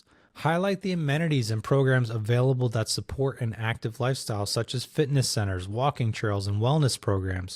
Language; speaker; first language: English; native; English